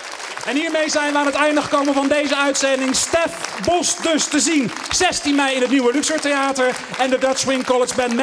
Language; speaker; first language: Dutch; native; Dutch